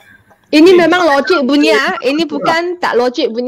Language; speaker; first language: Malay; non-native, local second language; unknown